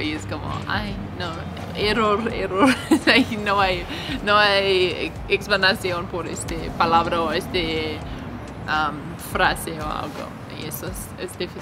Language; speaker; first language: Spanish; non-native, learner; English